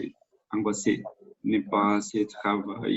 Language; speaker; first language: French; non-native, learner; Spanish